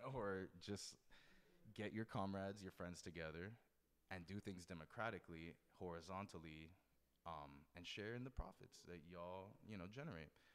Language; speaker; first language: English; native; English